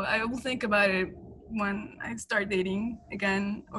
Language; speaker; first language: English; non-native, fluent; Spanish